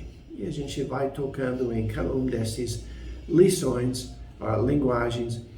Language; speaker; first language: Portuguese; non-native, fluent; English